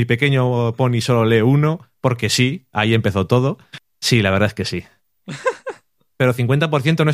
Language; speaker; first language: Spanish; native; Spanish